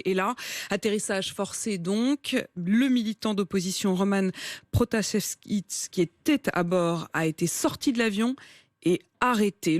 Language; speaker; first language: French; native; French